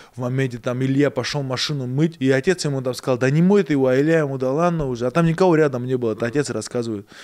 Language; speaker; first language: Russian; native; Russian